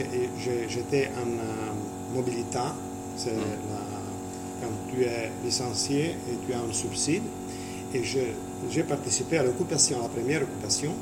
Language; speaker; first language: French; non-native, fluent; Italian